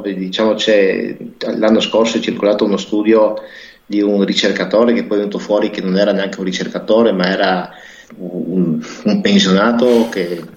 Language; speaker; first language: Italian; native; Italian